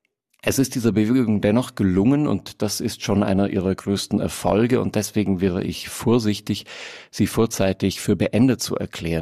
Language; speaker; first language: German; native; German